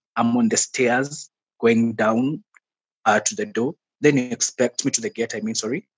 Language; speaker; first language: English; non-native, local second language; Swahili